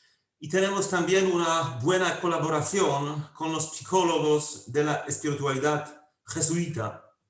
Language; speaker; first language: Spanish; non-native, fluent; Polish